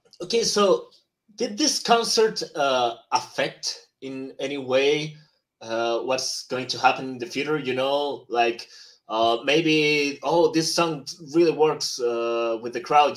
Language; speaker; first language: English; non-native, fluent; Spanish